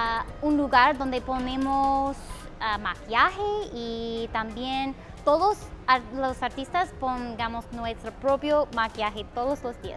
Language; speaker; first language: Spanish; non-native, fluent; English